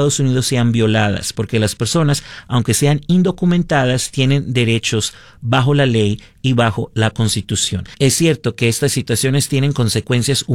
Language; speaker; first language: Spanish; early bilingual, heritage; Spanish